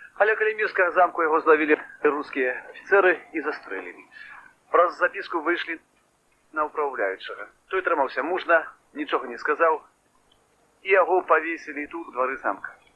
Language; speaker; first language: Belarusian; native; Belarusian